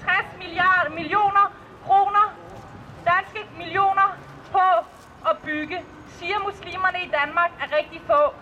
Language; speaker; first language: Danish; early bilingual, other home language; Persian